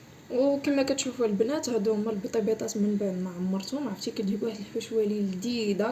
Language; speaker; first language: Arabic; native; Arabic